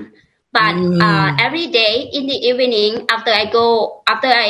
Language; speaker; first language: English; non-native, learner; Lao